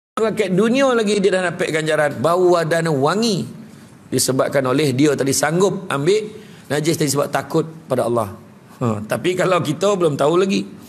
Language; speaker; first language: Malay; native; Malay